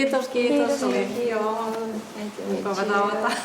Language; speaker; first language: Finnish; non-native, fluent; Japanese